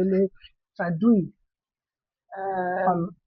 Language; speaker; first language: French; non-native, fluent; Igbo